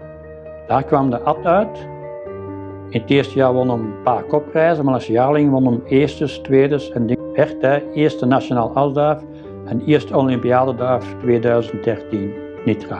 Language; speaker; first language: Dutch; native; Dutch